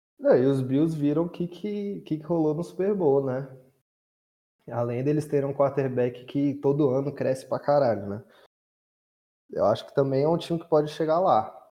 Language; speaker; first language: Portuguese; native; Portuguese